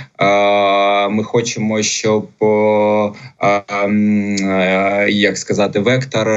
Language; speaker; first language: Ukrainian; non-native, local second language; Russian